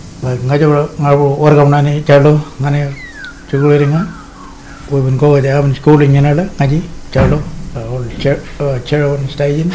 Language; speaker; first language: English; non-native, local second language; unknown